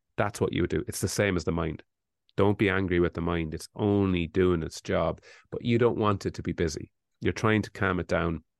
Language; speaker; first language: English; native; English